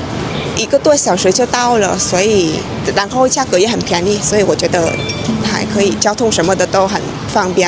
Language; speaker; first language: Chinese; non-native, fluent; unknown